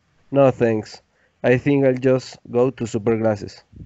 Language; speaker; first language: English; non-native, learner; Spanish